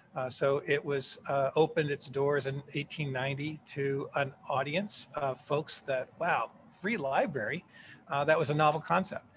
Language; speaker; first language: English; native; English